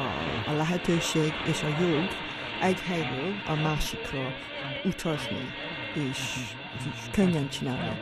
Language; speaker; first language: Hungarian; early bilingual, heritage; Hungarian